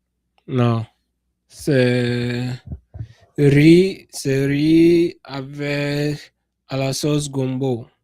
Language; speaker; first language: French; non-native, learner; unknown